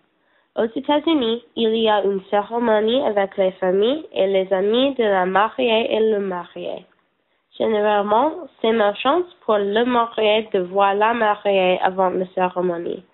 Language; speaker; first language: French; non-native, learner; English